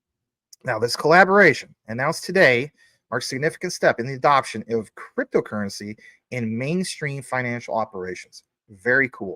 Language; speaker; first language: English; native; English